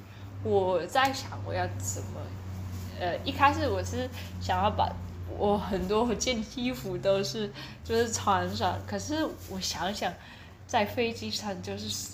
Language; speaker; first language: Chinese; early bilingual, heritage; Chinese